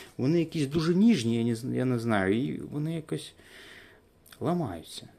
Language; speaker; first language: Ukrainian; non-native, local second language; Russian